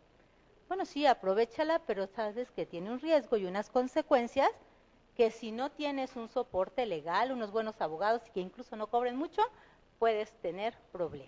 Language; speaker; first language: Spanish; native; Spanish